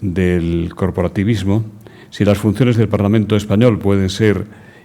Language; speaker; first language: Spanish; native; Spanish